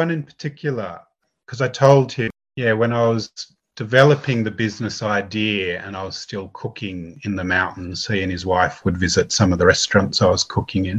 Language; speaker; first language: English; native; English